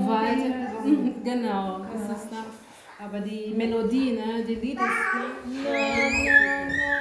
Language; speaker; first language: German; non-native, learner; Portuguese